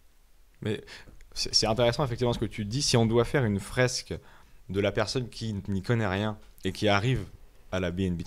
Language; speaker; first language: French; native; French